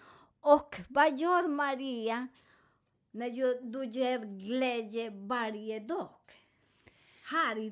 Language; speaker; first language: Swedish; non-native, learner; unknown